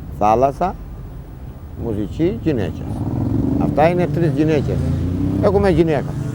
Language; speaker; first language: Greek; non-native, learner; Italian